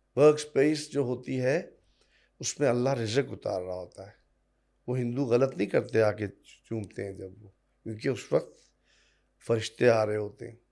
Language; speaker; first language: Urdu; non-native, local second language; Punjabi